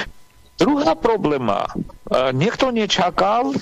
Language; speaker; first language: Czech; non-native, learner; Armenian